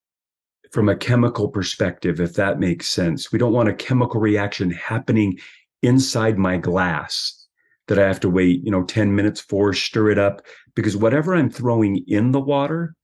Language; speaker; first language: English; native; English